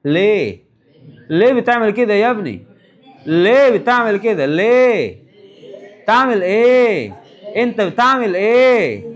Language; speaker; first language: Arabic; non-native, fluent; Indonesian